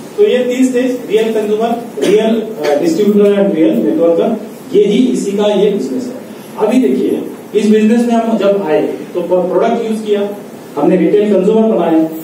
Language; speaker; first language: Hindi; non-native, local second language; Marathi